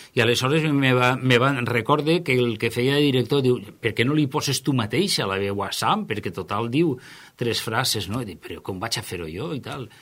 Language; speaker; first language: Catalan; native; Catalan